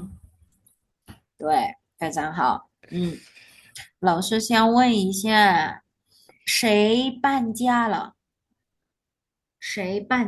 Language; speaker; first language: Chinese; non-native, fluent; Indonesian